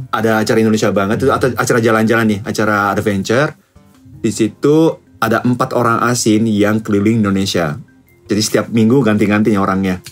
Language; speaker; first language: Indonesian; non-native, fluent; Japanese